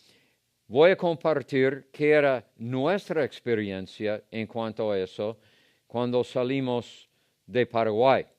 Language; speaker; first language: Spanish; non-native, fluent; English